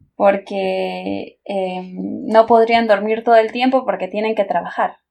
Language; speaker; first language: Spanish; native; Spanish